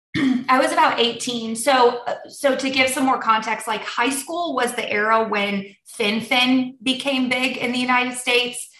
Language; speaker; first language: English; early bilingual, other home language; Polish